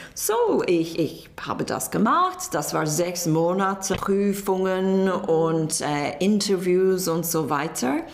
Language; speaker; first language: German; non-native, learner; English